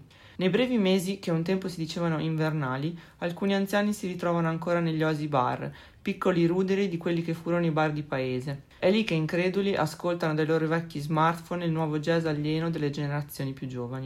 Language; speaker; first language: Italian; native; Italian